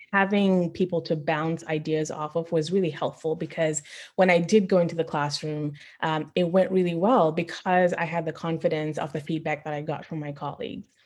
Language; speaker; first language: English; non-native, local second language; Shona